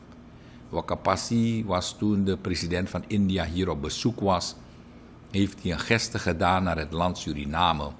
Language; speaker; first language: Dutch; native; Dutch